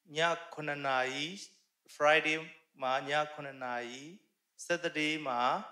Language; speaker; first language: Burmese; non-native, local second language; Tedim Chin